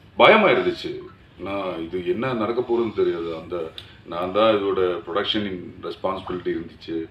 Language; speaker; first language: Tamil; non-native, learner; Malayalam